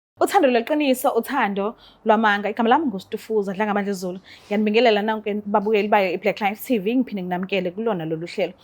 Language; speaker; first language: Zulu; native; Zulu